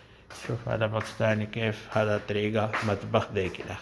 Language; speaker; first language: Arabic; non-native, learner; Urdu